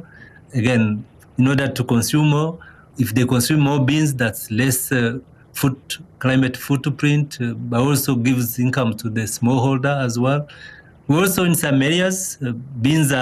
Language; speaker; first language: English; non-native, local second language; Kinyarwanda